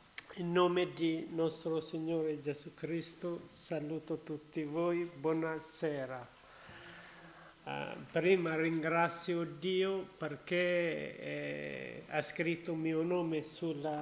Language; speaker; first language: Italian; non-native, learner; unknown